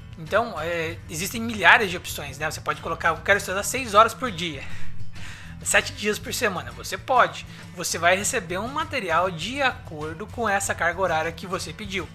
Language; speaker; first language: Portuguese; native; Portuguese